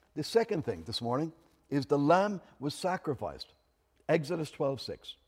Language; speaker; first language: English; native; English